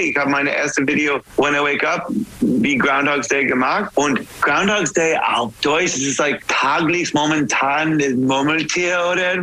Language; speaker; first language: German; non-native, learner; English